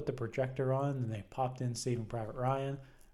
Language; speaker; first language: English; native; English